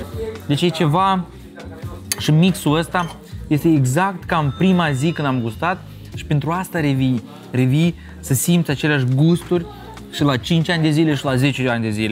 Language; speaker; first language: Romanian; native; Romanian